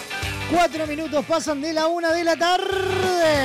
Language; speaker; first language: Spanish; native; Spanish